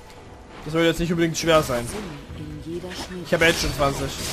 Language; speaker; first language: German; native; German